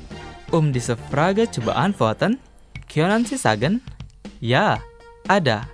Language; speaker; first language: German; non-native, fluent; Indonesian